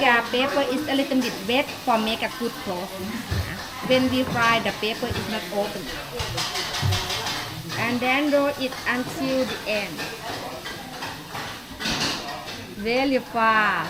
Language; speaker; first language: English; non-native, learner; Thai